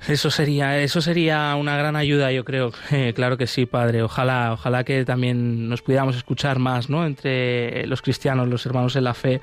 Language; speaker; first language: Spanish; native; Spanish